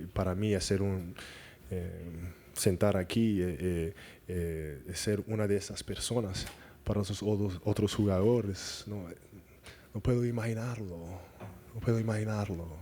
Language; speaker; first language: Spanish; non-native, learner; English